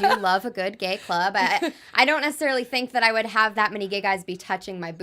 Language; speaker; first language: English; native; English